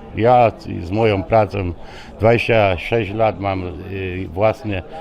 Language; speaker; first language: Polish; native; Polish